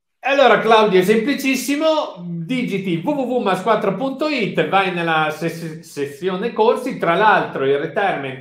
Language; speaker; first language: Italian; native; Italian